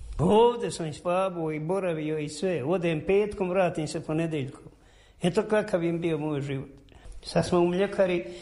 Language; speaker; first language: Serbian; native; Serbian